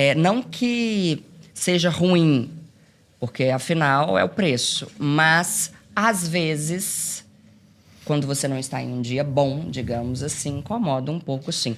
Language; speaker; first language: Portuguese; native; Portuguese